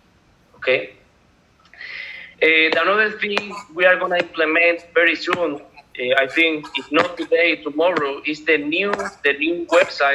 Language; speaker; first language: English; non-native, learner; Spanish